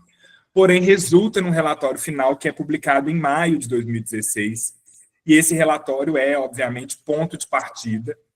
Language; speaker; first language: Portuguese; native; Portuguese